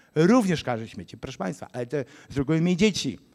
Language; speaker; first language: Polish; native; Polish